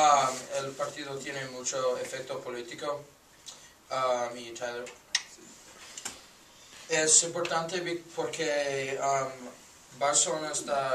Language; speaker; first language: Spanish; non-native, learner; English